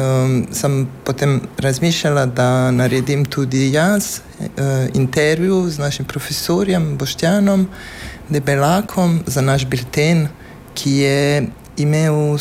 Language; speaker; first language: Slovenian; non-native, learner; Serbian